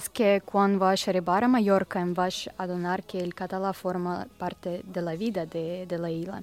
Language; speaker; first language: Catalan; non-native, learner; Russian